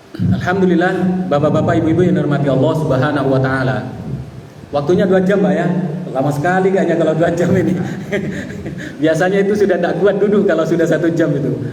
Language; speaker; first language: Indonesian; non-native, local second language; Madurese